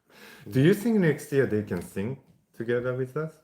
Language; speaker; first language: English; non-native, fluent; Japanese